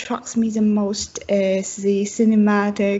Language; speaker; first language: English; non-native, fluent; Chinese